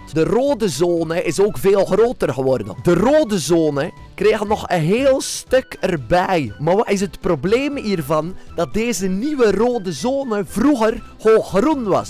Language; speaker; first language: Dutch; native; Dutch